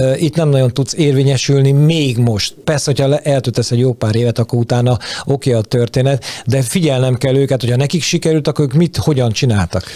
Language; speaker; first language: Hungarian; native; Hungarian